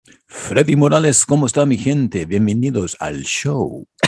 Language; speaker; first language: Spanish; early bilingual, heritage; Spanish